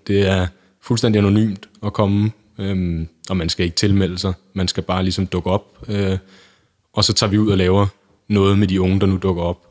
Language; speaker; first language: Danish; native; Danish